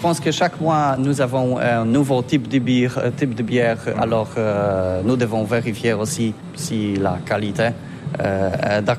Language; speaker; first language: French; non-native, learner; Polish